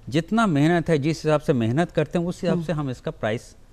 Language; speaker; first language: Hindi; native; Hindi